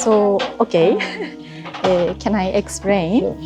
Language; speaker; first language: English; non-native, learner; Japanese